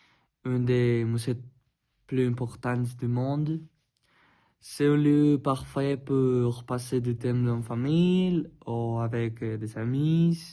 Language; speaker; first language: French; non-native, learner; Spanish